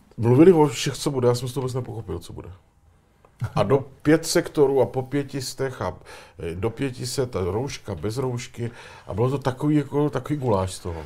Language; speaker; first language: Czech; native; Czech